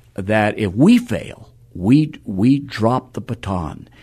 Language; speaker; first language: English; native; English